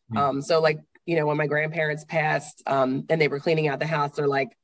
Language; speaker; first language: English; native; English